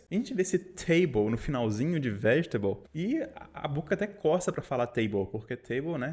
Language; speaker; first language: Portuguese; native; Portuguese